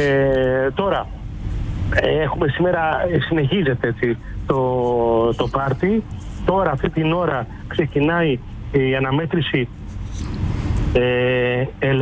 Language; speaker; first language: Greek; native; Greek